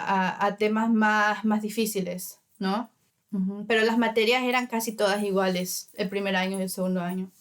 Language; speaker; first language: Spanish; early bilingual, heritage; Spanish